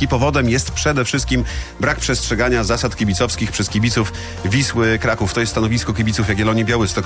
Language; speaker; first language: Polish; native; Polish